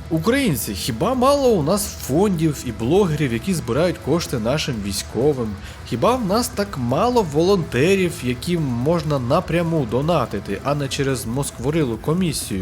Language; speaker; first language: Ukrainian; native; Ukrainian